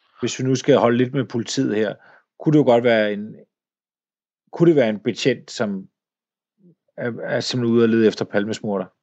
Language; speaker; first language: Danish; native; Danish